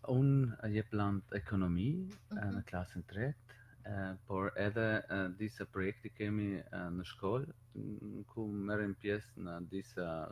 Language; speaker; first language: Albanian; non-native, learner; German